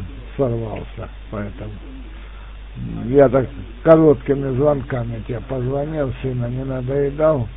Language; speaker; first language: Russian; native; Russian